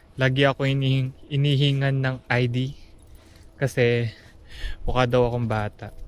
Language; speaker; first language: Filipino; native; Filipino